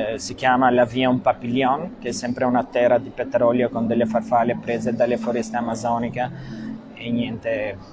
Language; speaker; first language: Italian; non-native, fluent; Albanian